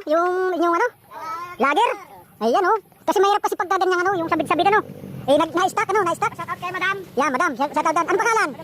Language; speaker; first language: Filipino; non-native, local second language; Bikol